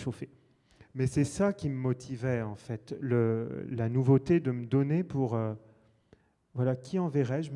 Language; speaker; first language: French; native; French